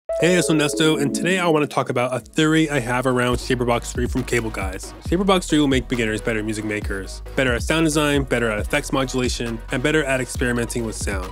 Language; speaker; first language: English; native; English